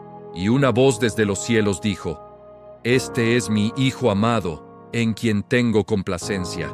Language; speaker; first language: Spanish; native; Spanish